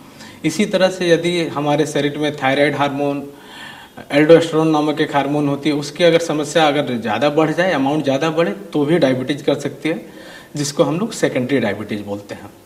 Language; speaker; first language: Hindi; native; Hindi